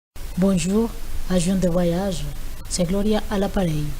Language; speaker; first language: French; non-native, learner; Spanish